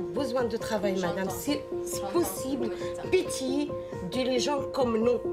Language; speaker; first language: French; non-native, learner; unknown